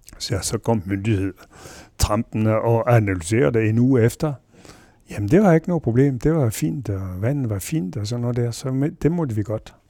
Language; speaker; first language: Danish; non-native, fluent; French